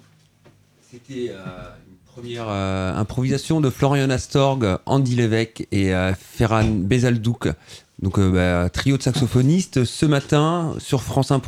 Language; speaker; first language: French; native; French